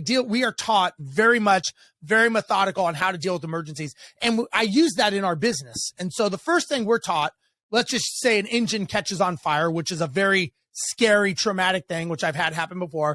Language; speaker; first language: English; native; English